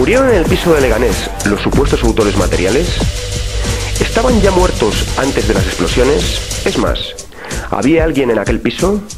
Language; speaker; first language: Spanish; native; Spanish